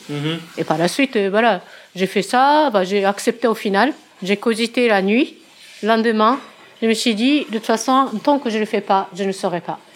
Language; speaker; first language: French; non-native, fluent; Japanese